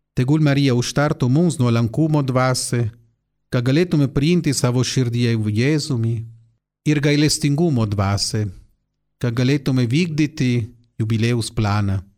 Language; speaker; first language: Lithuanian; non-native, fluent; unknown